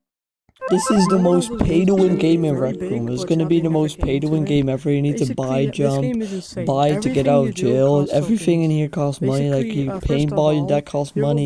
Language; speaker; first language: English; non-native, fluent; Dutch